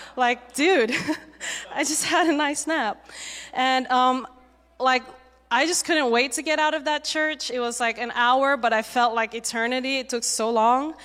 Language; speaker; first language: English; native; English